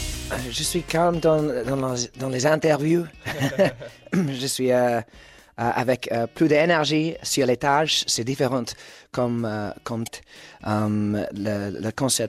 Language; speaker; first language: French; non-native, learner; English